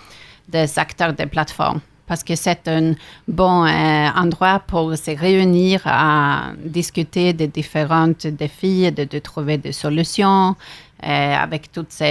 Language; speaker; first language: French; non-native, fluent; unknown